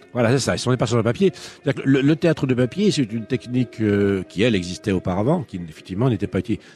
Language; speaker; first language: French; native; French